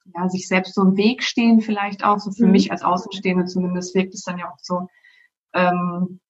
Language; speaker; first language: German; native; German